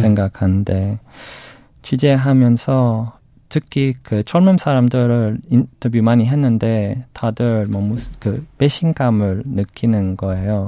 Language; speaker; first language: Korean; non-native, learner; English